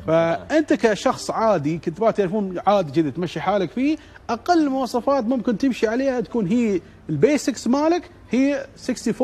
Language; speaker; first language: Arabic; native; Arabic